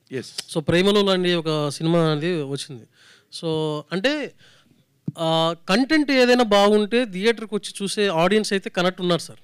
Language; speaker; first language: Telugu; native; Telugu